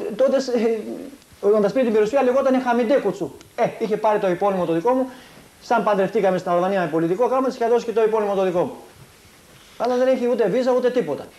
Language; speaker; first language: Greek; early bilingual, heritage; Greek